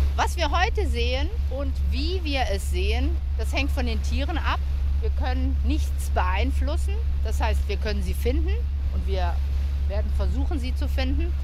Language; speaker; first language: German; native; German